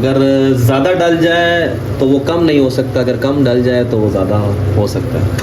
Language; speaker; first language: Urdu; native; Urdu